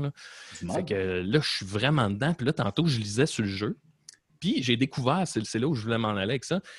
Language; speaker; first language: French; native; French